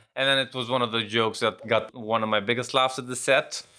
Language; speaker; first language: English; non-native, fluent; Romanian